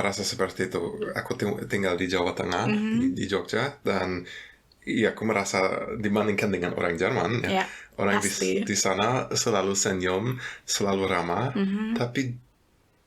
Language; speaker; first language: Indonesian; non-native, fluent; German